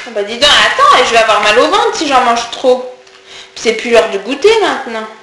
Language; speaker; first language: French; native; French